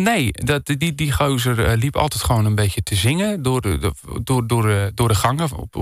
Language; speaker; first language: Dutch; native; Dutch